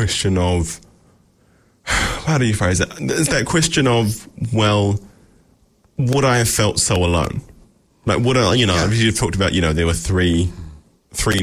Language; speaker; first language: English; native; English